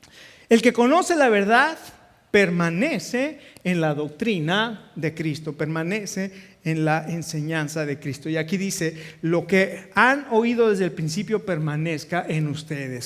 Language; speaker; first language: Spanish; native; Spanish